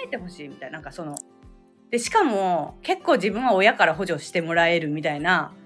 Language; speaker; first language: Japanese; native; Japanese